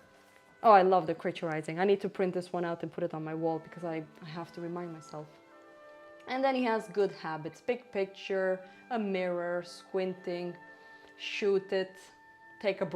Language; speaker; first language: English; non-native, fluent; Romanian